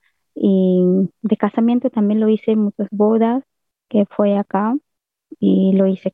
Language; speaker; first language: Spanish; non-native, learner; Hindi